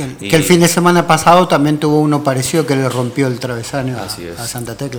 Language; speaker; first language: Spanish; native; Spanish